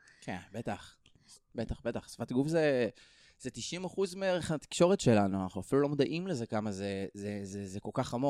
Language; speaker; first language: Hebrew; native; Hebrew